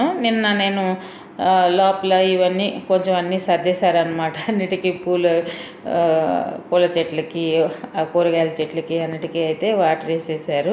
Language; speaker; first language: Telugu; native; Telugu